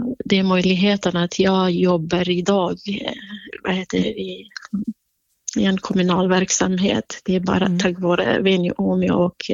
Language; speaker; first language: Swedish; non-native, fluent; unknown